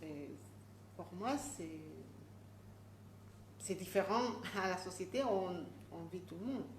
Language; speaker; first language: French; non-native, fluent; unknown